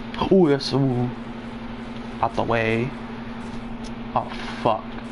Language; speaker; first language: English; early bilingual, other home language; Spanish